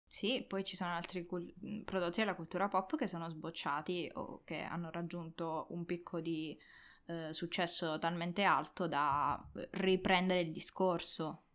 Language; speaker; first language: Italian; native; Italian